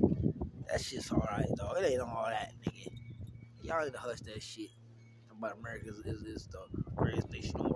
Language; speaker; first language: English; native; English